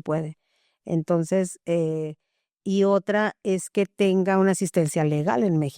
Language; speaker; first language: Spanish; native; Spanish